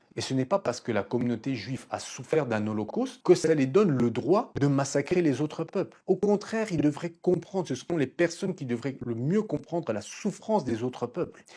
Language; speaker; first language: French; non-native, local second language; Lingala